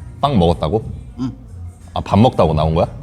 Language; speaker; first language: Korean; native; Korean